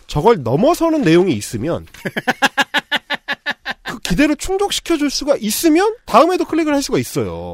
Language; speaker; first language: Korean; native; Korean